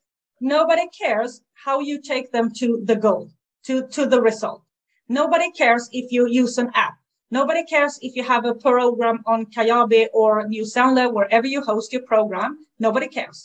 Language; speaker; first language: English; non-native, fluent; Swedish